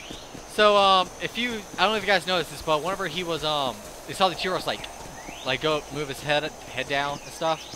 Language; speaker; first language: English; native; English